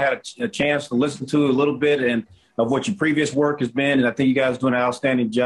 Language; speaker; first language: English; native; English